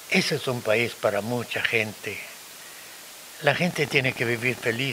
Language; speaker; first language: Spanish; non-native, fluent; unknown